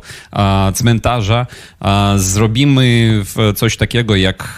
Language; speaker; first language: Polish; non-native, fluent; Ukrainian